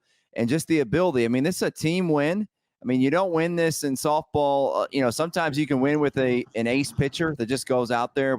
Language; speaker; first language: English; native; English